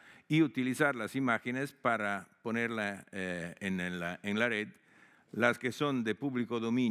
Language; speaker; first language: Spanish; non-native, fluent; Italian